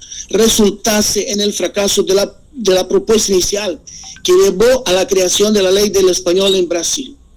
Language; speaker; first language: Spanish; non-native, fluent; Portuguese